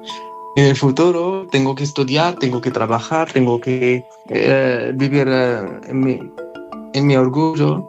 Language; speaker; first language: Spanish; non-native, learner; Arabic